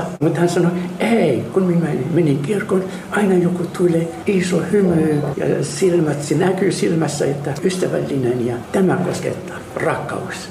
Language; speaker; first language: Finnish; non-native, fluent; Arabic